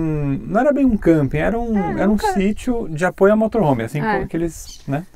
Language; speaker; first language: Portuguese; native; Portuguese